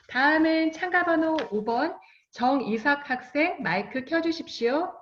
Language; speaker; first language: Korean; native; Korean